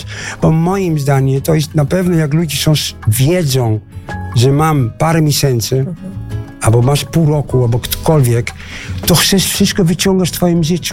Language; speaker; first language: Polish; non-native, learner; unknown